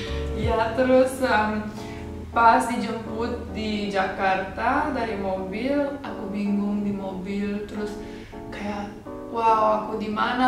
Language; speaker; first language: Indonesian; non-native, fluent; Romanian